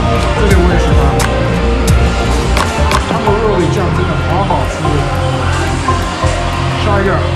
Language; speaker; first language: Chinese; non-native, fluent; English